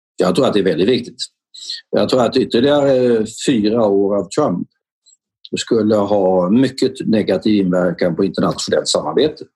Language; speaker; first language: Swedish; native; Swedish